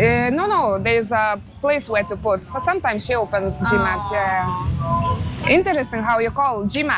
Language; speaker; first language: English; non-native, learner; Lithuanian